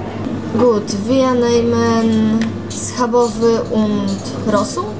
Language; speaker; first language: German; non-native, learner; Polish